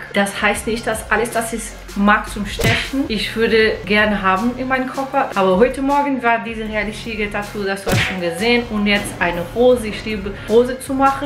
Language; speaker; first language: German; non-native, fluent; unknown